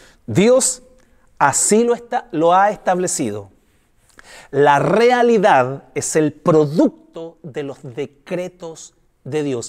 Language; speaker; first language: Spanish; native; Spanish